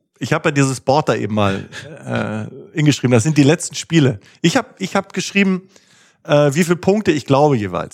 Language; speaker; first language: German; native; German